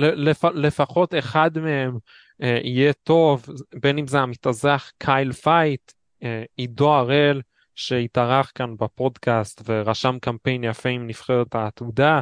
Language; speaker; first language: Hebrew; native; Hebrew